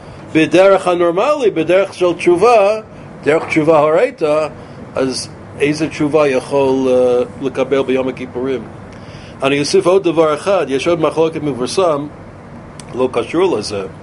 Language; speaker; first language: Hebrew; non-native, fluent; English